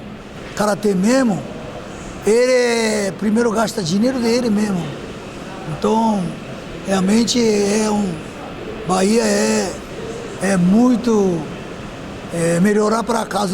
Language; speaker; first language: Portuguese; non-native, learner; Japanese